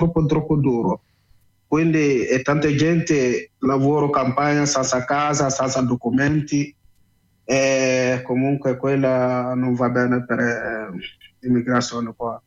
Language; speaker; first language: Italian; non-native, learner; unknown